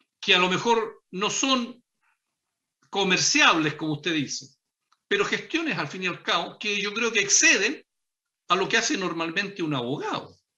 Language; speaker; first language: Spanish; native; Spanish